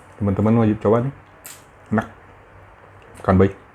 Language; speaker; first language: Indonesian; native; Indonesian